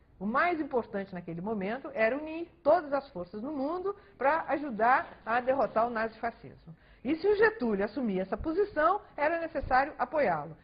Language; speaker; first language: Portuguese; early bilingual, other home language; Spanish